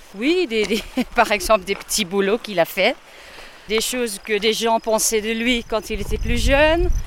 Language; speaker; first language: French; non-native, fluent; Dutch